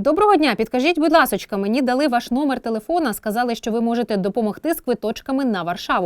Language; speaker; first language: Ukrainian; native; Ukrainian